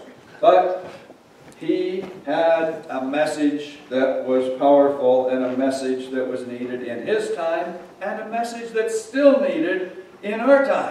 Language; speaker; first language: English; native; English